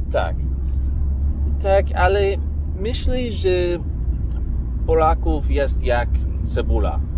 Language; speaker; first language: Polish; non-native, learner; English